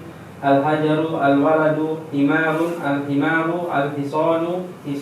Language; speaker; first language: Arabic; non-native, learner; Indonesian